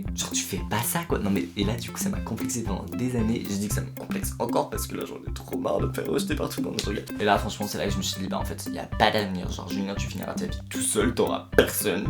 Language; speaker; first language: French; native; French